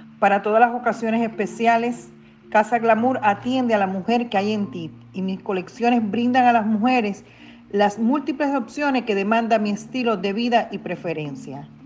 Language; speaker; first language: Spanish; native; Spanish